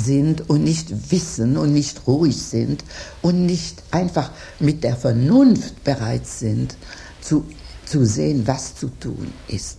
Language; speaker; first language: German; non-native, fluent; French